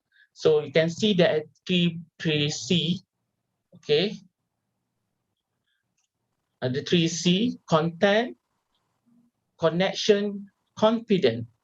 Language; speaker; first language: English; non-native, local second language; Malay